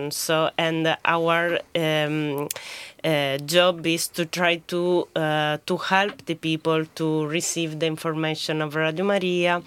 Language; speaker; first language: English; non-native, fluent; Italian